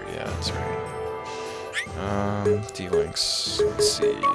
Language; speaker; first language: English; native; English